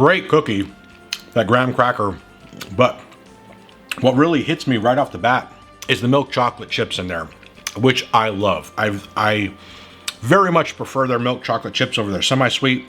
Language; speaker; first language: English; native; English